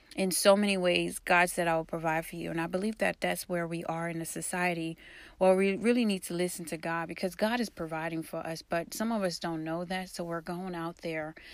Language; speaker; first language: English; early bilingual, other home language; Haitian Creole